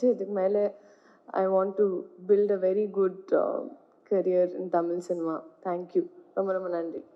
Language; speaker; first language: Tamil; non-native, fluent; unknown